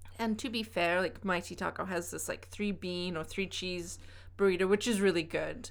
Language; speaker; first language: English; native; English